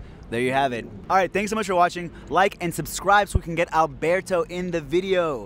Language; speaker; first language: English; early bilingual, other home language; Spanish